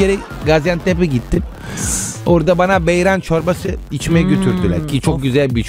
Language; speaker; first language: Turkish; non-native, fluent; Italian